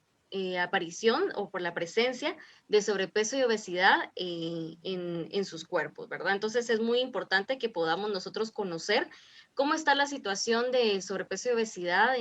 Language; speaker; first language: Spanish; native; Spanish